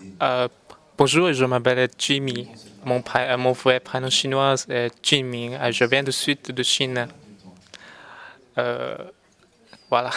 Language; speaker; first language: French; non-native, learner; Chinese